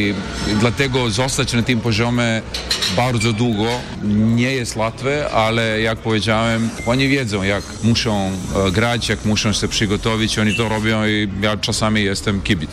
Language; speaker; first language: Polish; non-native, fluent; Serbian